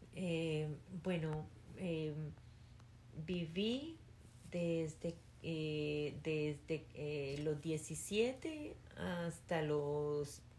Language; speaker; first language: Spanish; early bilingual, heritage; Spanish